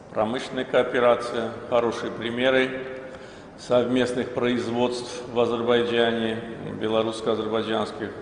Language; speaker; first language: Russian; non-native, local second language; Azerbaijani